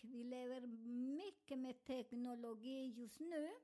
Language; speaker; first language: Swedish; non-native, learner; Spanish